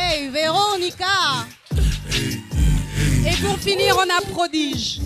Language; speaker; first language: French; non-native, local second language; Wolof